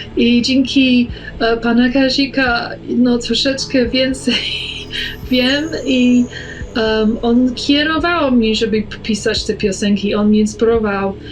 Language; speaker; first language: Polish; early bilingual, heritage; English